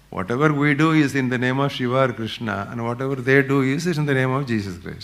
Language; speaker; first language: English; non-native, local second language; Tamil